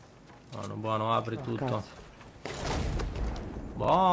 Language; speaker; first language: Italian; native; Italian